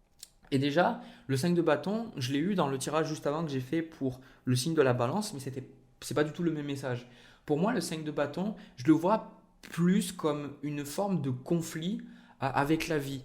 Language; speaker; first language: French; native; French